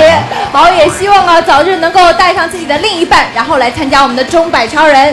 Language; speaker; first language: Chinese; native; Chinese